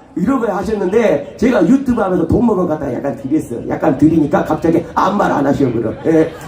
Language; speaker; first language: Korean; native; Korean